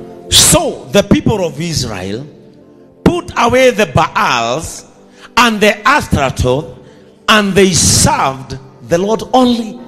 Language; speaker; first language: English; non-native, local second language; Kikuyu